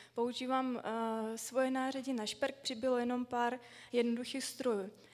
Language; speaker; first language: Czech; non-native, fluent; Russian